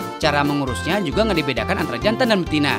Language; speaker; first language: Indonesian; native; Indonesian